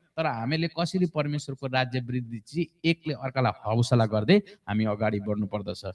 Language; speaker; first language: Nepali; native; Nepali